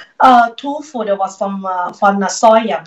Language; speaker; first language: Swedish; non-native, learner; Thai